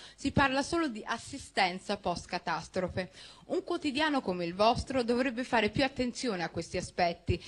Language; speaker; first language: Italian; early bilingual, other home language; Somali